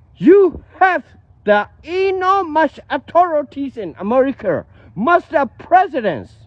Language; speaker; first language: English; non-native, learner; Burmese